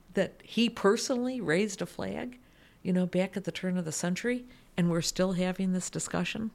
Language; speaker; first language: English; native; English